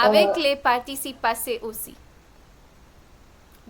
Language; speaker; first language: French; non-native, fluent; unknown